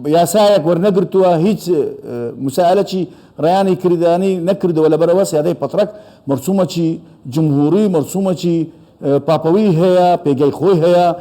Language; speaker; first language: Central Kurdish; non-native, local second language; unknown